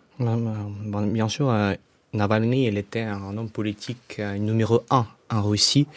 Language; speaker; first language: French; non-native, fluent; Russian